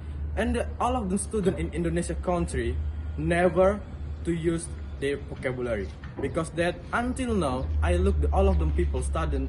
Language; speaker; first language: English; non-native, learner; Indonesian